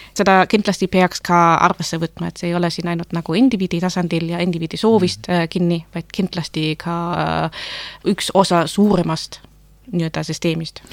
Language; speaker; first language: Estonian; non-native, fluent; German